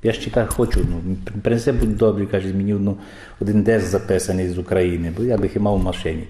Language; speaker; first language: Ukrainian; early bilingual, heritage; Ukrainian